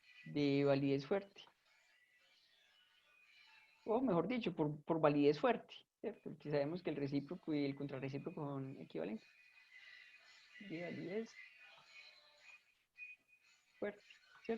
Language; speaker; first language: Spanish; native; Spanish